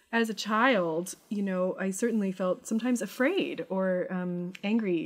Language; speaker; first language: English; native; English